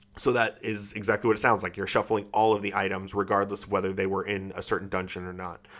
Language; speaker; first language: English; native; English